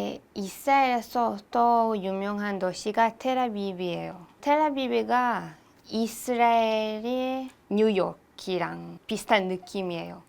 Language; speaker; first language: Korean; non-native, learner; Hebrew